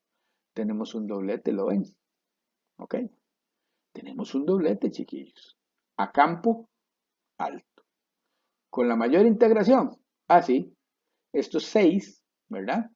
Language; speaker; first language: Spanish; native; Spanish